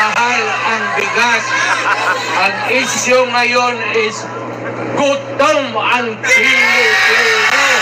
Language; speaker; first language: Filipino; non-native, local second language; Cebuano